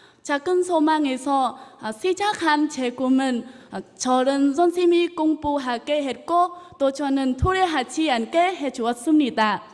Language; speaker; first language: Korean; non-native, learner; Vietnamese